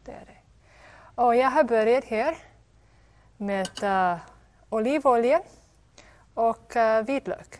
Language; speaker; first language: Swedish; non-native, fluent; English